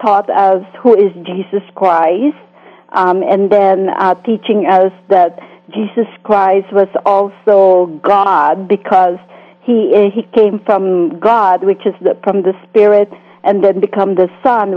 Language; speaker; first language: English; non-native, local second language; Filipino